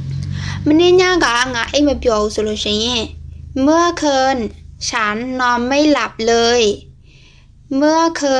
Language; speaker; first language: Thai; non-native, fluent; Burmese